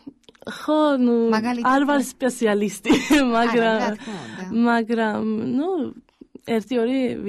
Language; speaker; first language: Georgian; early bilingual, heritage; Georgian